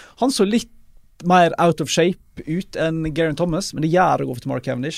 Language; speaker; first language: Norwegian; native; Norwegian